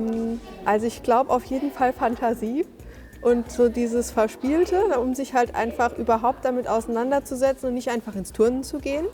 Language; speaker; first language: German; native; German